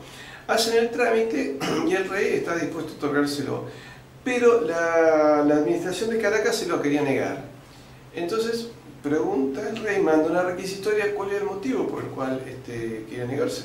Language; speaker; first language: Spanish; native; Spanish